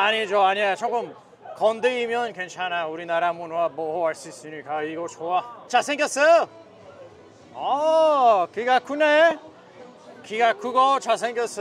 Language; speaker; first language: Korean; non-native, fluent; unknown